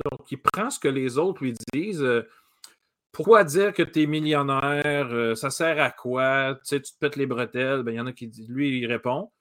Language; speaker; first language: French; native; French